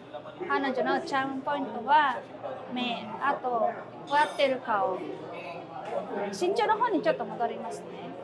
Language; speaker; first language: Japanese; non-native, fluent; Filipino